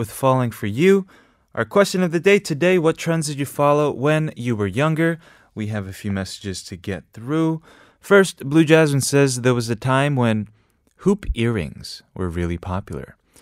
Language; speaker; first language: English; native; English